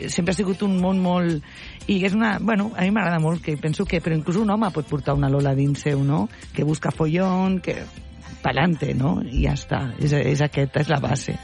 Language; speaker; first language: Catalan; non-native, local second language; Spanish